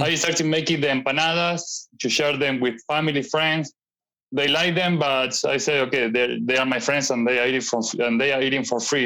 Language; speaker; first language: English; non-native, fluent; Spanish